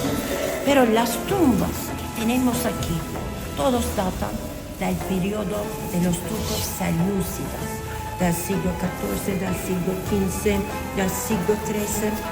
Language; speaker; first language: Spanish; non-native, fluent; Turkish